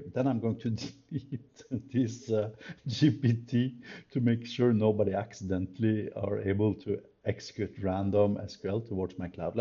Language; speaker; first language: English; non-native, fluent; Norwegian